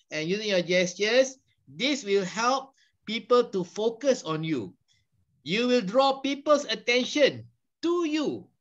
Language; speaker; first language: English; non-native, local second language; Malay